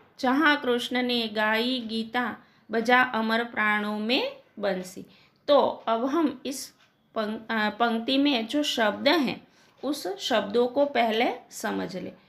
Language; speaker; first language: Hindi; non-native, local second language; Gujarati